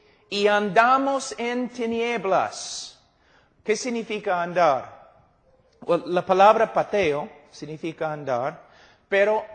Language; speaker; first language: Spanish; non-native, fluent; English